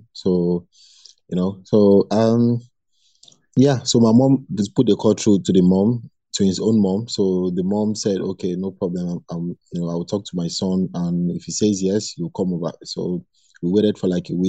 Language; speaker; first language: English; non-native, local second language; Igbo